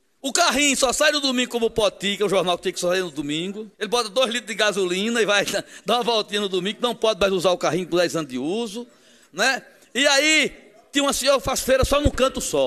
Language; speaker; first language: Portuguese; native; Portuguese